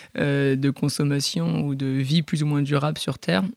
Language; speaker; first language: French; native; French